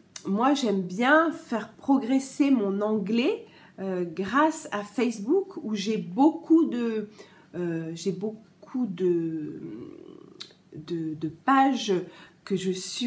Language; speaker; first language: French; native; French